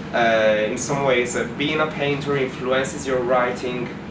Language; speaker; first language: English; non-native, fluent; Italian